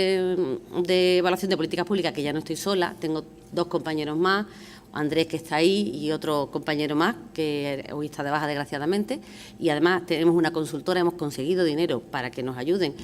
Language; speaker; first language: Spanish; native; Spanish